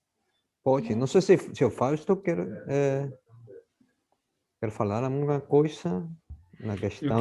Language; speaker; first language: Portuguese; non-native, fluent; Spanish